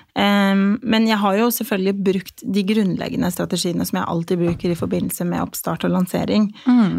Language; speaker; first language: Norwegian; early bilingual, other home language; Albanian